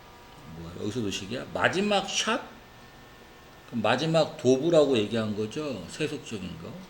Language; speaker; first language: Korean; native; Korean